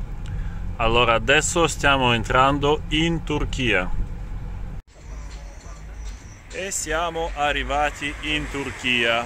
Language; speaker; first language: Italian; non-native, fluent; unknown